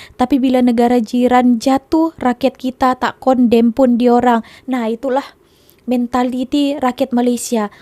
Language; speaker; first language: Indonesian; native; Indonesian